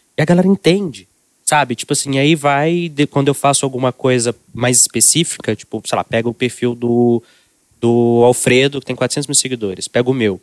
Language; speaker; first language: Portuguese; native; Portuguese